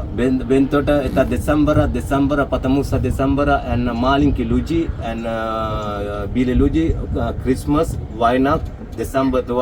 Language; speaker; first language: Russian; non-native, learner; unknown